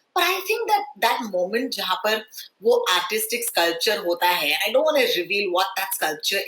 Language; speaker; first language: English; non-native, local second language; Hindi